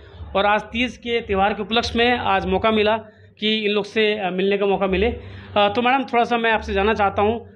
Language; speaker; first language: Hindi; native; Hindi